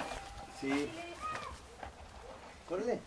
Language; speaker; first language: Spanish; native; Spanish